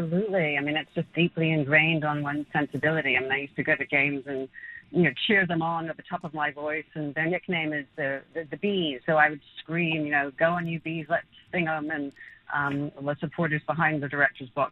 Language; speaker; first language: English; native; English